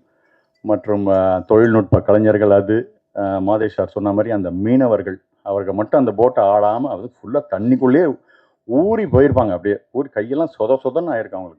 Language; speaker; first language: Tamil; native; Tamil